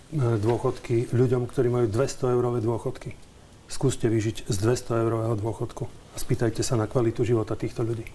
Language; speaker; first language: Slovak; native; Slovak